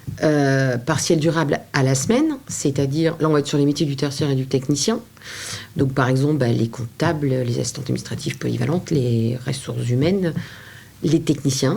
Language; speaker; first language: French; native; French